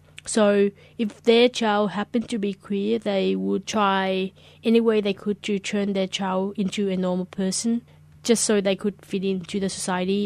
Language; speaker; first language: English; early bilingual, other home language; Vietnamese